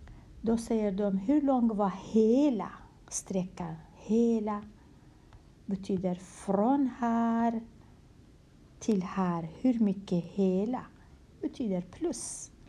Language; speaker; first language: Swedish; non-native, fluent; Kurdish